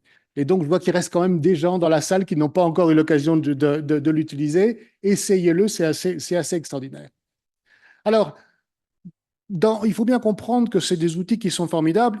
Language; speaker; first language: French; native; French